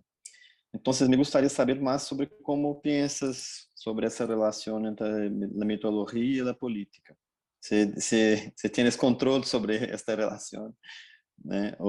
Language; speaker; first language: Spanish; non-native, fluent; Portuguese